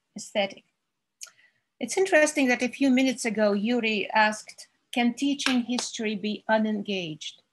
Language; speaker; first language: English; non-native, fluent; Russian